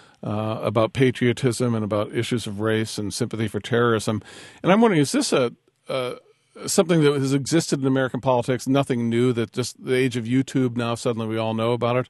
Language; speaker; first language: English; native; English